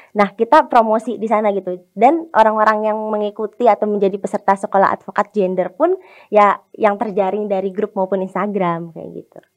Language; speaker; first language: Indonesian; native; Indonesian